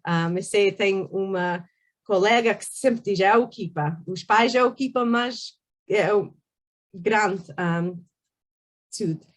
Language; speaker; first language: Portuguese; early bilingual, heritage; Portuguese